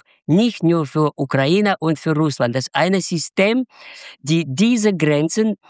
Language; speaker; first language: German; non-native, fluent; Russian